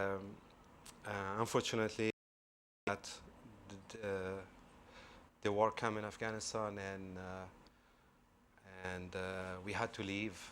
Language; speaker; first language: English; non-native, fluent; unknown